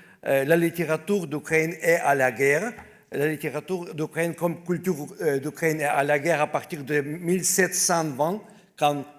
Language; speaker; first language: French; non-native, fluent; Ukrainian